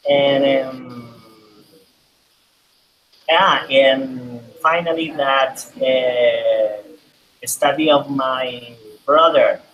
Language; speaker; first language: English; non-native, learner; Spanish